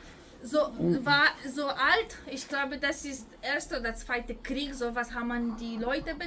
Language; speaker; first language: German; non-native, local second language; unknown